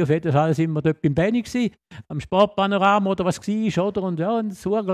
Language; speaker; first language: German; native; German